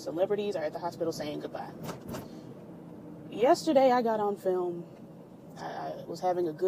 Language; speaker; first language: English; native; English